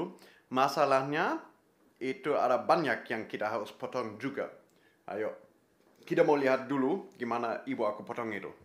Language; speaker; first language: Indonesian; non-native, fluent; German